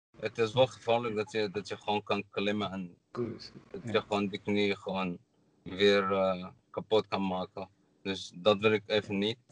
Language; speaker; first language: Dutch; non-native, learner; Arabic